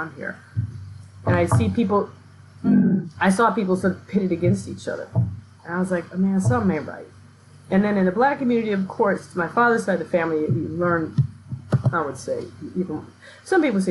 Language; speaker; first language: English; native; English